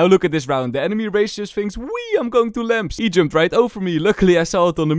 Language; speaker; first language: English; non-native, fluent; Dutch